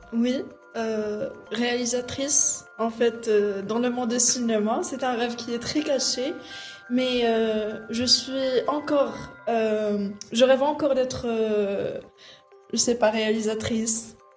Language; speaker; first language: French; non-native, local second language; Arabic